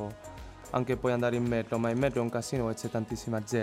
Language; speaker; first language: Italian; non-native, learner; Chinese